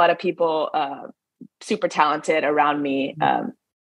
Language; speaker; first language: English; native; English